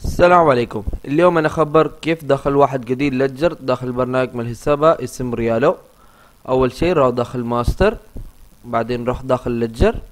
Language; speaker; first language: Arabic; non-native, learner; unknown